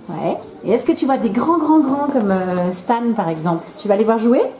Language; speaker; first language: French; native; French